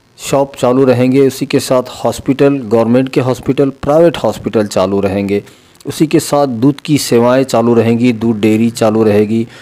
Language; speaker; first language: Hindi; non-native, local second language; Urdu